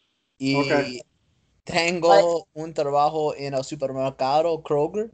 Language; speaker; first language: Spanish; non-native, learner; English